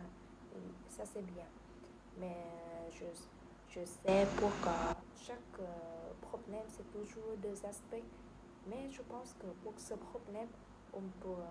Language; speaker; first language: French; non-native, learner; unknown